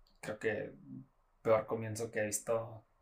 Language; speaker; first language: Spanish; native; Spanish